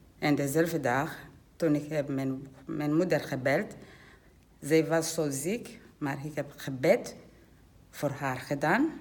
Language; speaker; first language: Dutch; non-native, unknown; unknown